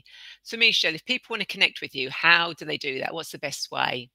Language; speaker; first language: English; native; English